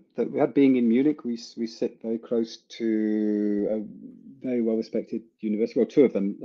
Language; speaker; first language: English; native; English